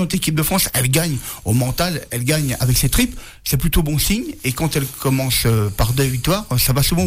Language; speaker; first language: French; native; French